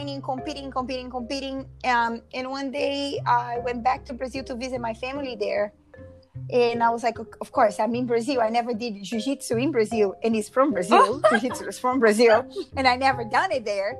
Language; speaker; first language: English; non-native, fluent; Portuguese